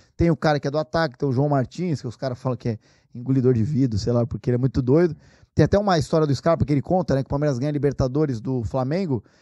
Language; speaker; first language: Portuguese; native; Portuguese